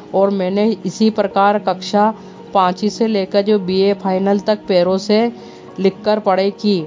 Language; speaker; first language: Hindi; native; Hindi